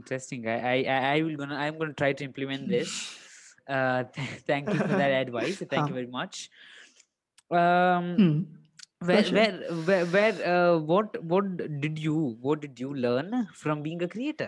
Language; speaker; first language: English; non-native, local second language; Hindi